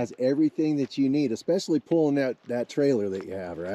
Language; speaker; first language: English; native; English